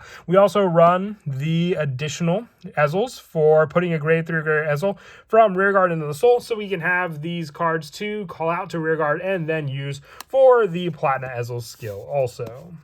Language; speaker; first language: English; native; English